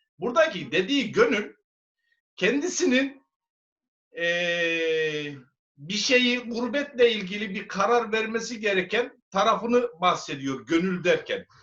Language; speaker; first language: Turkish; native; Turkish